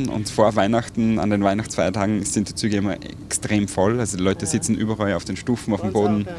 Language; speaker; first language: German; native; German